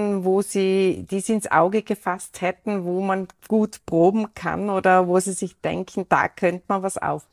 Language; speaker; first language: German; native; German